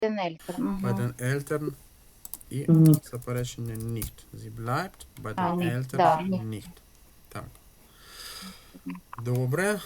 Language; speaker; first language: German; non-native, fluent; Ukrainian